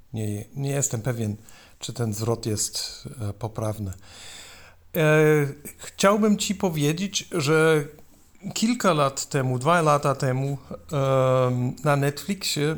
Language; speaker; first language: Polish; non-native, learner; German